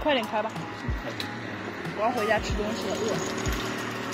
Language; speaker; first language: Chinese; native; Chinese